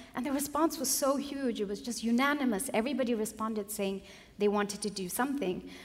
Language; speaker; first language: English; non-native, local second language; Nepali